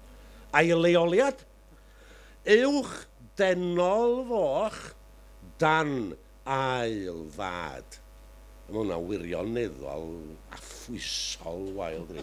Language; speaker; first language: Welsh; native; Welsh